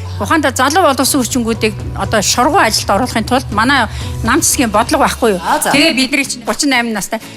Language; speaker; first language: Mongolian; native; Mongolian